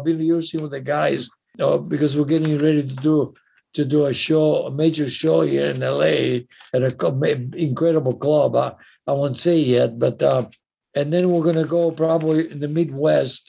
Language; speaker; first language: English; non-native, fluent; Italian